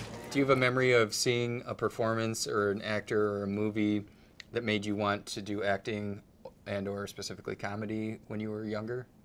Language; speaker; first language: English; native; English